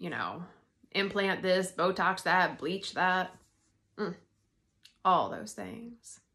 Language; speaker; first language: English; native; English